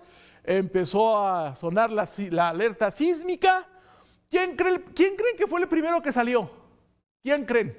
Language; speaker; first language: Spanish; native; Spanish